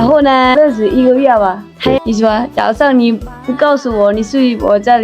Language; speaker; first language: Chinese; non-native, learner; Lao